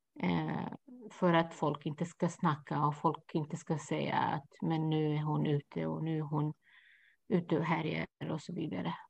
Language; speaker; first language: Swedish; non-native, fluent; Kurdish